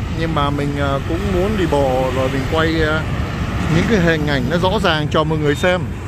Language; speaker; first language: Vietnamese; native; Vietnamese